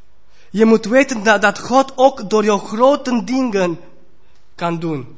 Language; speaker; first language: Dutch; non-native, fluent; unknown